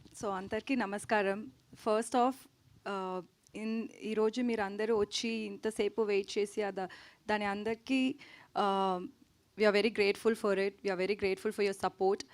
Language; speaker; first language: Telugu; non-native, learner; Tamil